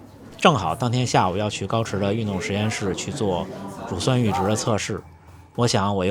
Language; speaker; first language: Chinese; native; Chinese